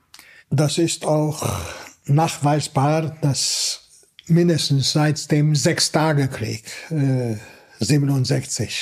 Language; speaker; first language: German; non-native, fluent; Hungarian